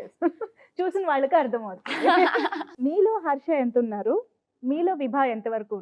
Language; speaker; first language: Telugu; native; Telugu